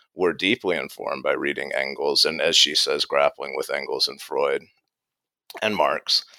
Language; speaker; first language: English; native; English